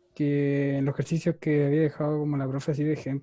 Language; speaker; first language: Spanish; native; Spanish